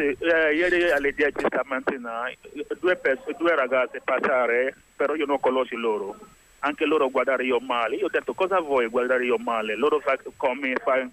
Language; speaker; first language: Italian; non-native, learner; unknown